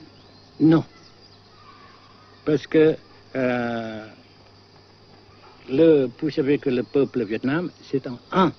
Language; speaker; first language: French; non-native, local second language; Vietnamese